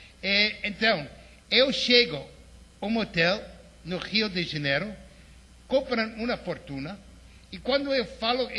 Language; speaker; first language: Portuguese; non-native, fluent; English